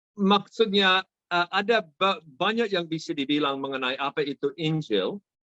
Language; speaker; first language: Indonesian; non-native, fluent; English